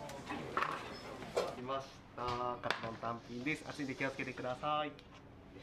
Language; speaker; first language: Japanese; native; Japanese